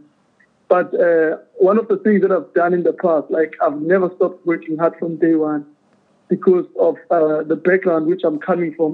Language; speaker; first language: English; non-native, local second language; Zulu